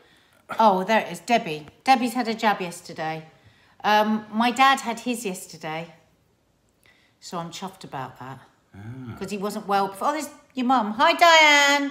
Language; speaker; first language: English; native; English